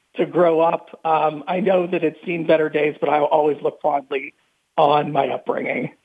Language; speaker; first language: English; native; English